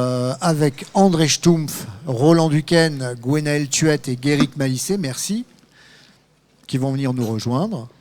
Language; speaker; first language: French; native; French